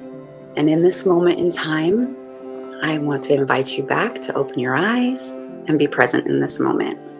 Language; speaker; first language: English; native; English